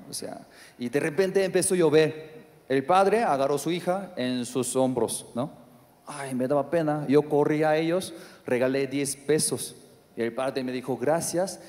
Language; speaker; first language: Spanish; non-native, learner; Korean